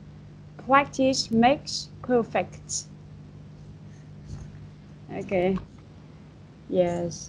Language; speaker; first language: English; non-native, fluent; Vietnamese